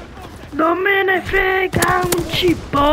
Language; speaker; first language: Italian; native; Italian